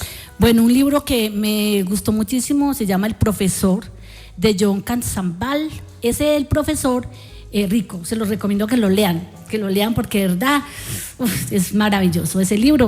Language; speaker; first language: Spanish; native; Spanish